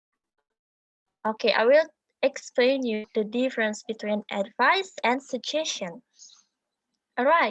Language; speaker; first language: English; non-native, learner; Indonesian